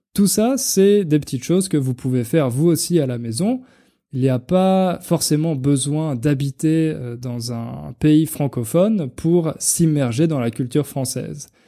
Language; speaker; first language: French; native; French